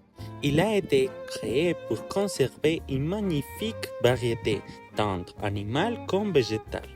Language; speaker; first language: French; non-native, learner; Spanish